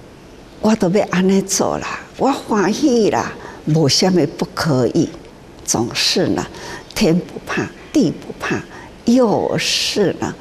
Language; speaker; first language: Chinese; non-native, local second language; Min Nan Chinese